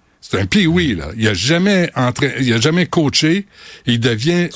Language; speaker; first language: French; native; French